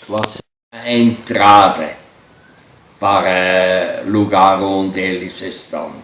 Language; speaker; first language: Portuguese; non-native, fluent; German